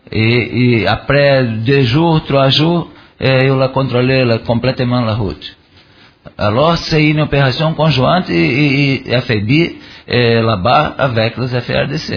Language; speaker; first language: French; non-native, learner; Portuguese